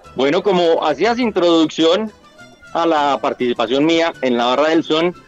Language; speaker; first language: Spanish; native; Spanish